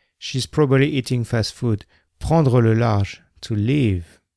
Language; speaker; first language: English; non-native, fluent; French